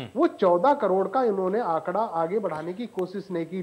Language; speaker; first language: Hindi; native; Hindi